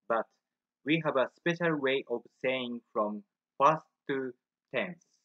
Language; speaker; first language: English; non-native, fluent; Japanese